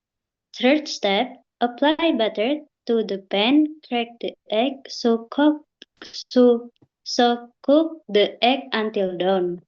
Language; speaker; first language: English; non-native, learner; Indonesian